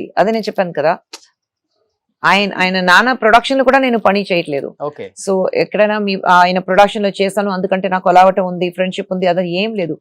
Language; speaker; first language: Telugu; non-native, fluent; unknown